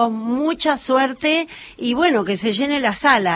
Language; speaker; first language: Spanish; native; Spanish